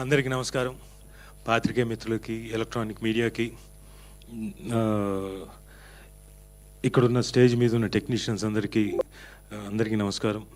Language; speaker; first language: Telugu; native; Telugu